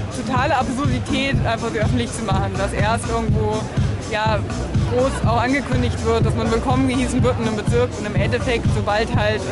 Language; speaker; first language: German; native; German